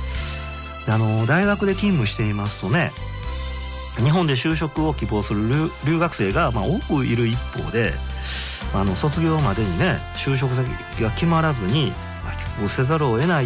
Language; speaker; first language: Japanese; native; Japanese